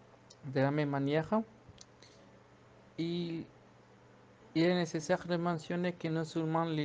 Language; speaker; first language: French; non-native, fluent; Spanish